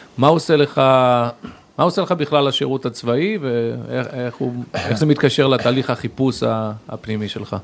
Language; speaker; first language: Hebrew; native; Hebrew